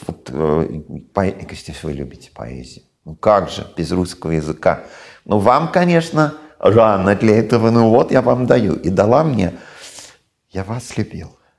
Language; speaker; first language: Russian; non-native, fluent; English